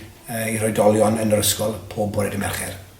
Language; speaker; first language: Welsh; native; Welsh